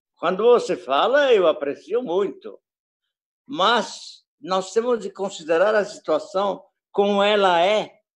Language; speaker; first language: Portuguese; early bilingual, other home language; Italian